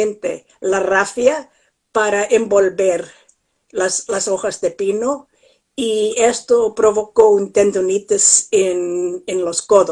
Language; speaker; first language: Spanish; non-native, fluent; English